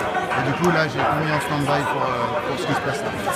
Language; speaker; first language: French; native; French